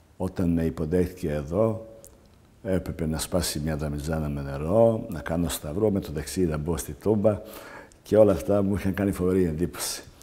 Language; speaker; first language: Greek; non-native, fluent; Serbian